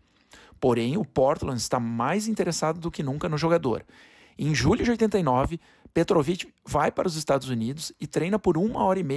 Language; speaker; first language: Portuguese; native; Portuguese